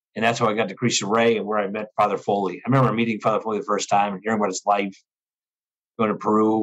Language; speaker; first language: English; native; English